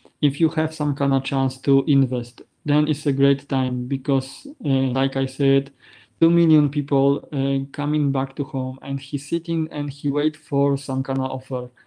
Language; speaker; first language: English; non-native, learner; Polish